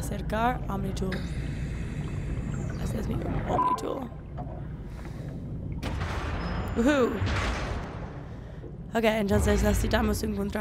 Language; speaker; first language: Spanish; non-native, learner; English